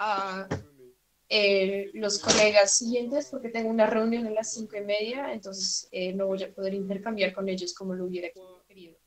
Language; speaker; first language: Spanish; non-native, fluent; French